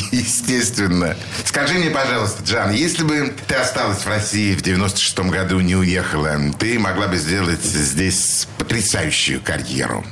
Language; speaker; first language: Russian; native; Russian